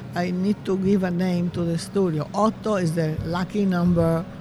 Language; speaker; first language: English; non-native, fluent; Italian